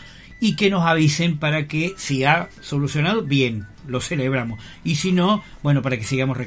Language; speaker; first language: Spanish; native; Spanish